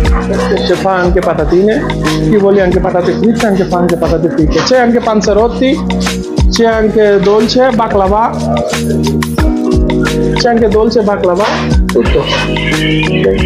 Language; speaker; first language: Italian; non-native, learner; Bangla